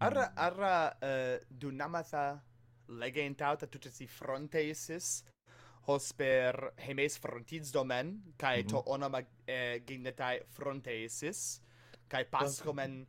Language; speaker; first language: Greek; non-native, fluent; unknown